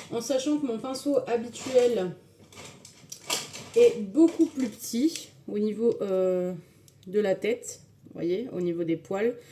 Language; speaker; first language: French; native; French